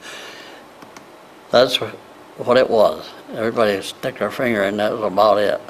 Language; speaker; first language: English; native; English